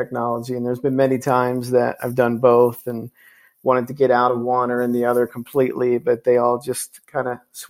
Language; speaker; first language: English; native; English